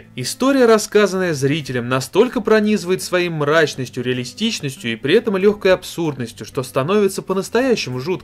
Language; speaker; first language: Russian; native; Russian